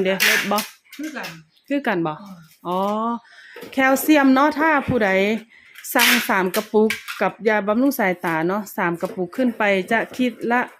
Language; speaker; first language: Thai; native; Thai